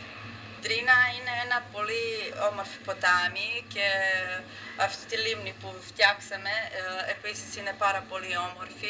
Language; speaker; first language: Greek; non-native, fluent; Serbian